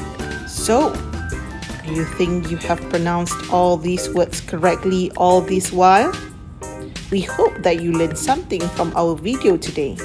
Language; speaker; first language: English; non-native, local second language; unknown